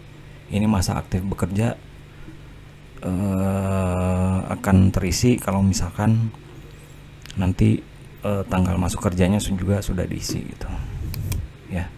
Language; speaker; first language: Indonesian; native; Indonesian